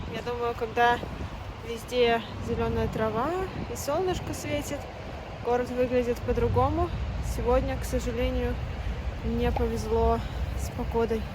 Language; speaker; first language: Russian; native; Russian